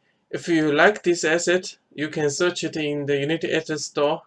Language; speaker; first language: English; non-native, fluent; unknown